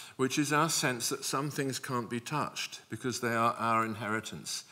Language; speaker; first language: English; native; English